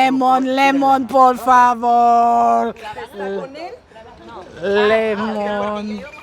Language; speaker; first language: Spanish; non-native, learner; English